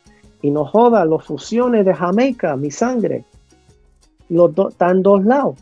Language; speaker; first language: Spanish; early bilingual, heritage; Spanish